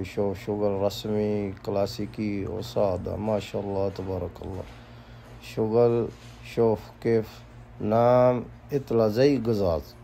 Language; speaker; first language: Arabic; non-native, learner; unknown